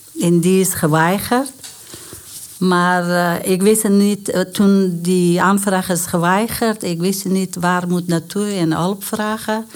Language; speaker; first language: Dutch; non-native, learner; Persian